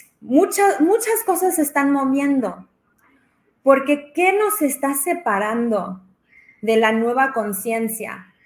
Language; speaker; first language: Spanish; early bilingual, heritage; Spanish